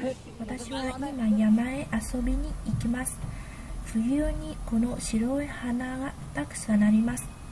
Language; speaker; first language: Japanese; non-native, learner; Vietnamese